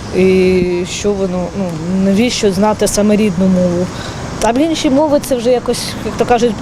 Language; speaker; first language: Ukrainian; non-native, local second language; Russian